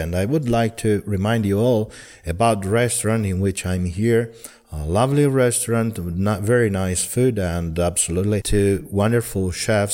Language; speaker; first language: English; non-native, fluent; Italian